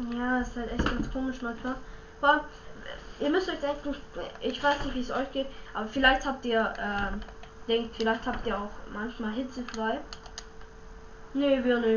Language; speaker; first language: German; native; German